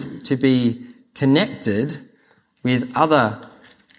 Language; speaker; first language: English; native; English